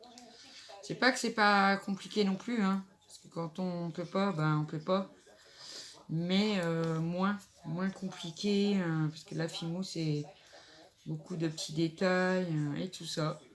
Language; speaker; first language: French; native; French